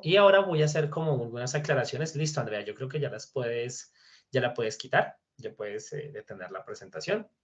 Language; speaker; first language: Spanish; native; Spanish